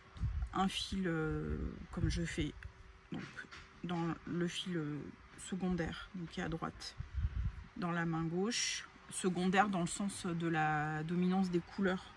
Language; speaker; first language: French; native; French